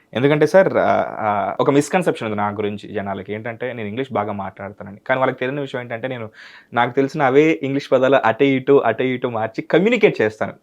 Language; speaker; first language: Telugu; native; Telugu